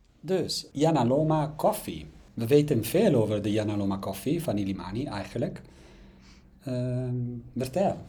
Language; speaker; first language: Dutch; non-native, learner; Italian